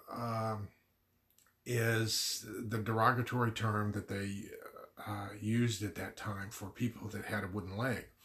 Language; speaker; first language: English; native; English